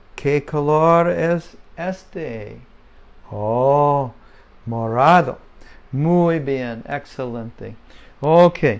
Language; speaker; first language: Spanish; non-native, learner; English